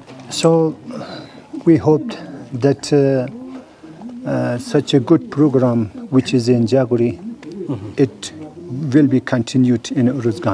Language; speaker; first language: English; non-native, learner; Persian